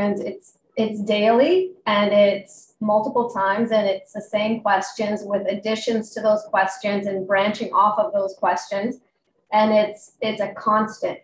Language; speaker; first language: English; native; English